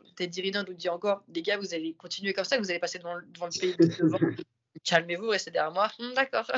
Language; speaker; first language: French; native; French